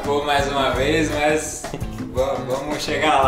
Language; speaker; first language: Portuguese; native; Portuguese